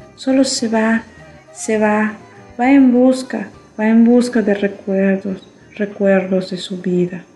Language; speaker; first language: Spanish; native; Spanish